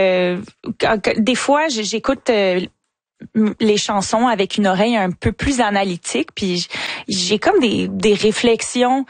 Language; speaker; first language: French; native; French